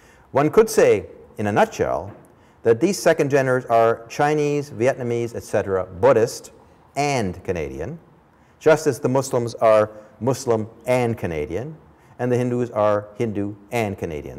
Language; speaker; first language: English; early bilingual, other home language; German